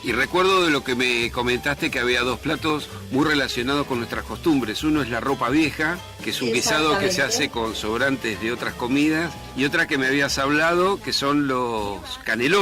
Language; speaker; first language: Spanish; native; Spanish